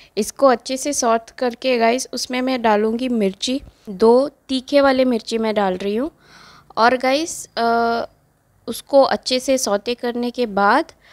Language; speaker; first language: Hindi; non-native, local second language; Konkani